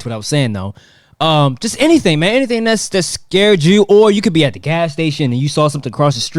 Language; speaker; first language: English; native; English